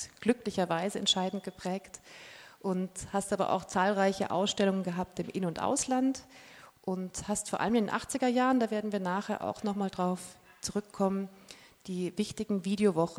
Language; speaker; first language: German; native; German